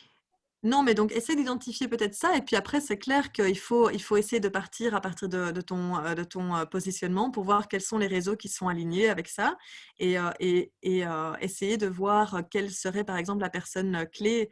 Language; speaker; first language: French; native; French